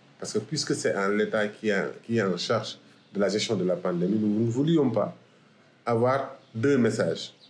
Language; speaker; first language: French; non-native, local second language; Wolof